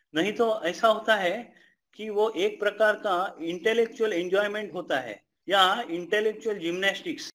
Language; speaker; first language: Hindi; non-native, fluent; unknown